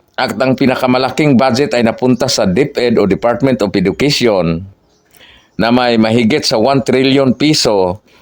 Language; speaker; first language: Filipino; non-native, local second language; Cebuano